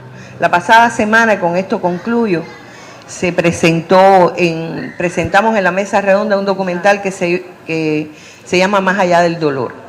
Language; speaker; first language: Spanish; native; Spanish